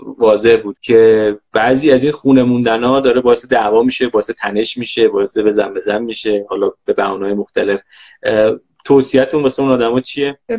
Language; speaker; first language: Persian; native; Persian